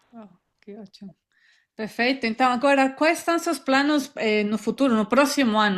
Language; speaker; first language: Portuguese; non-native, fluent; Spanish